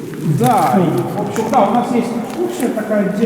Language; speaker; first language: Russian; native; Russian